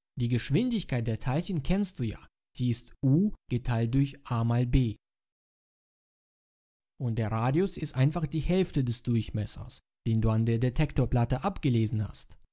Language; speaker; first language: German; native; German